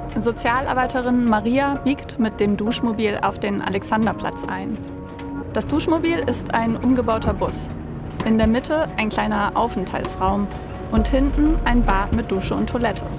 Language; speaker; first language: German; native; German